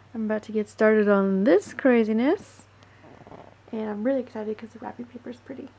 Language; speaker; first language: English; native; English